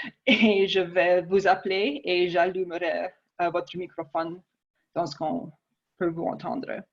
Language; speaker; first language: French; non-native, fluent; English